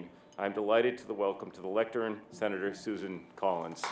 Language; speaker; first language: English; native; English